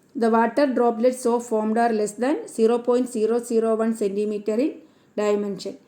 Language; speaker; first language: English; non-native, local second language; Malayalam